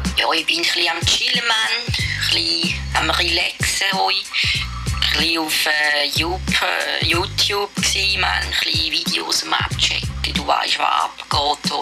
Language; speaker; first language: German; native; German